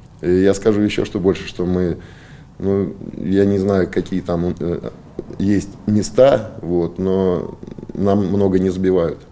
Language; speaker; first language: Russian; native; Russian